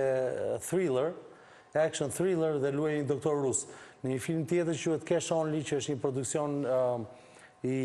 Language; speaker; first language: Albanian; native; Albanian